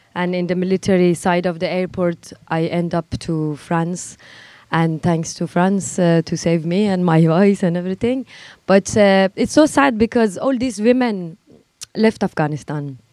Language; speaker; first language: English; non-native, fluent; Persian